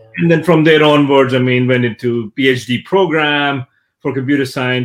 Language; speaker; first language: English; non-native, local second language; Urdu